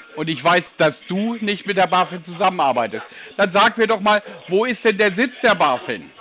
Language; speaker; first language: German; native; German